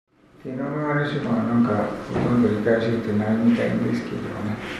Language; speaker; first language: Japanese; non-native, fluent; Sinhala